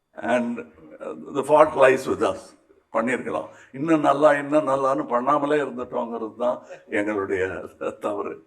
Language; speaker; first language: Tamil; native; Tamil